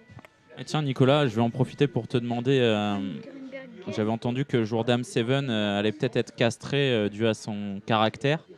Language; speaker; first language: French; native; French